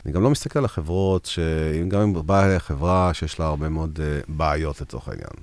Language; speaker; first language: Hebrew; early bilingual, heritage; Hebrew